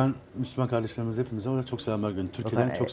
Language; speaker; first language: Turkish; native; Turkish